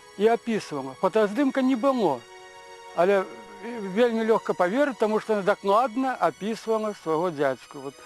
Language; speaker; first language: Belarusian; native; Belarusian